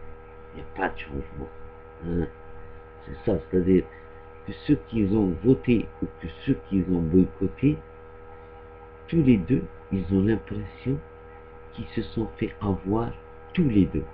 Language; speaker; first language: French; non-native, local second language; Arabic